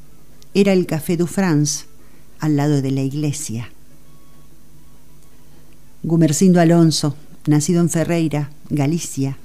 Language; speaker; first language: Spanish; native; Spanish